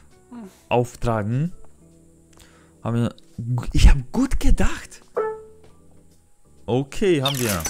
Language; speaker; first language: German; non-native, learner; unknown